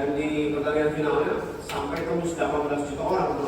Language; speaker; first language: Indonesian; native; Indonesian